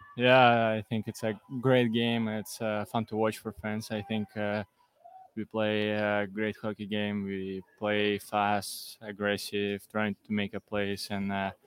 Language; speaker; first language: English; non-native, learner; Russian